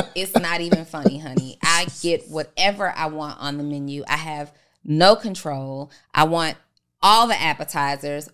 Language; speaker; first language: English; native; English